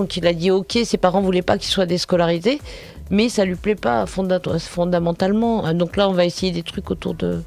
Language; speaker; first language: French; native; French